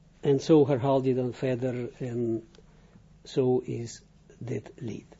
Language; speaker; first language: Dutch; non-native, fluent; Russian